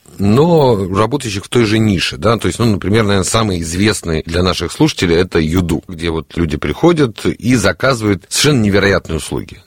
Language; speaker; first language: Russian; native; Russian